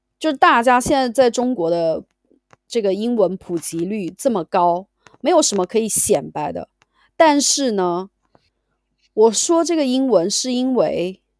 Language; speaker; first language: Chinese; native; Chinese